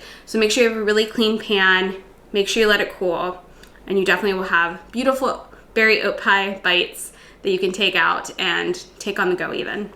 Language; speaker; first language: English; native; English